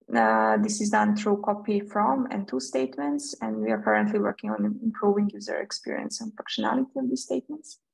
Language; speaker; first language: English; non-native, fluent; Serbian